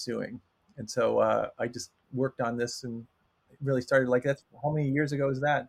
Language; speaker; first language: English; native; English